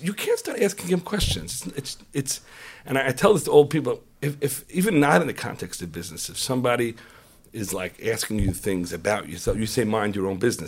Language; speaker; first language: English; native; English